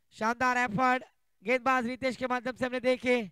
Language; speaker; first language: Hindi; non-native, local second language; Marathi